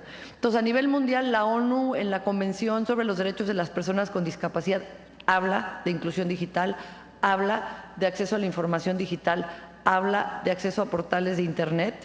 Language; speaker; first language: Spanish; native; Spanish